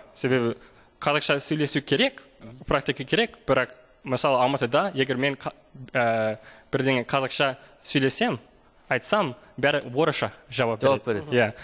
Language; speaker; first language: Kazakh; non-native, learner; English